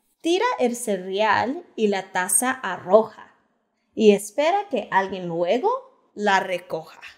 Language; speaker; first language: Spanish; early bilingual, heritage; Spanish